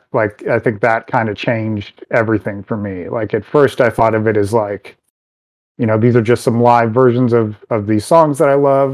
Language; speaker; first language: English; native; English